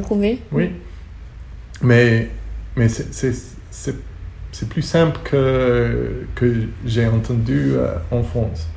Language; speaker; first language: French; non-native, learner; Hebrew